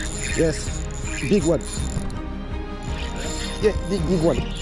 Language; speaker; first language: English; non-native, learner; French